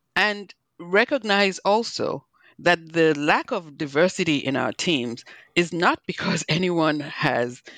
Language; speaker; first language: English; non-native, local second language; Igbo